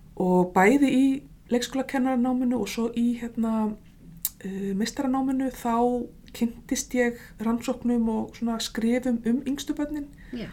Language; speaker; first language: Icelandic; native; Icelandic